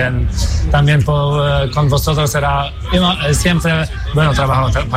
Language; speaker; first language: Spanish; non-native, fluent; Polish